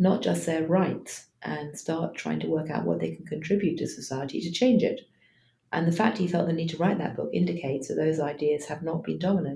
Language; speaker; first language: English; native; English